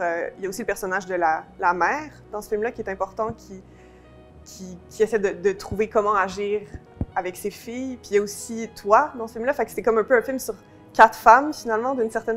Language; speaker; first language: French; native; French